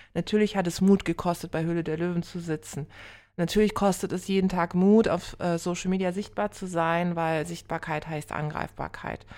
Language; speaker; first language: German; native; German